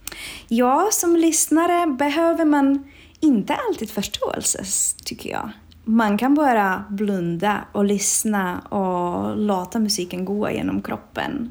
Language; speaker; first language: Swedish; non-native, fluent; Czech